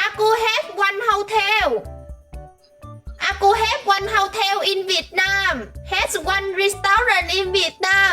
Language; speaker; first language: English; non-native, learner; Vietnamese